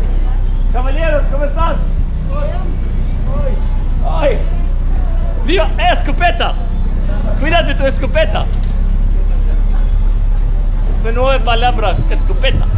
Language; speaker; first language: Spanish; non-native, learner; English